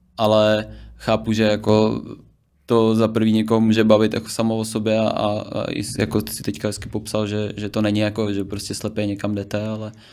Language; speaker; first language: Czech; native; Czech